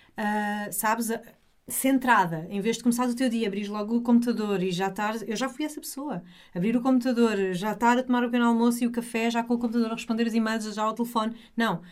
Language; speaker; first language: Portuguese; native; Portuguese